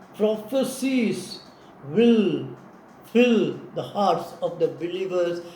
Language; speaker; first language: English; non-native, local second language; Tamil